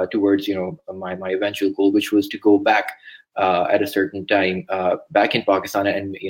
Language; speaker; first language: English; non-native, local second language; Urdu